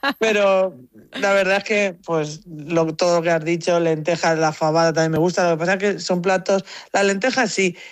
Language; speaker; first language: Spanish; native; Spanish